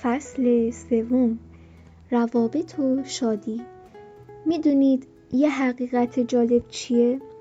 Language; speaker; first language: Persian; native; Persian